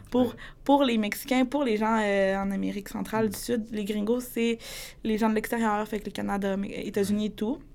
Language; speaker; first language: French; early bilingual, other home language; Spanish